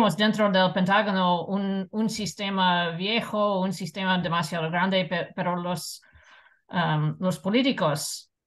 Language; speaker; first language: Spanish; non-native, fluent; English